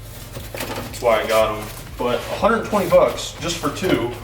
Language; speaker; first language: English; native; English